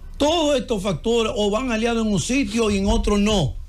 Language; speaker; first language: Spanish; native; Spanish